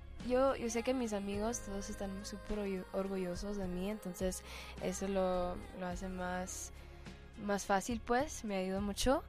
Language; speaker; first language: Spanish; early bilingual, heritage; Spanish